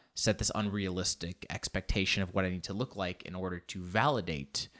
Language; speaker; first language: English; early bilingual, other home language; Spanish